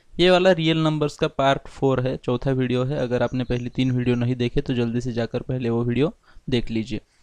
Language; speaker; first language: Hindi; non-native, local second language; Marathi